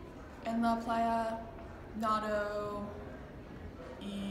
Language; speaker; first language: Spanish; non-native, learner; English